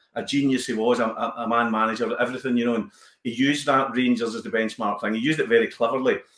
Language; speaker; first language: English; native; English